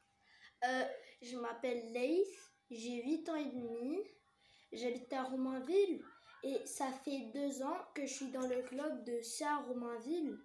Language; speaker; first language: French; early bilingual, other home language; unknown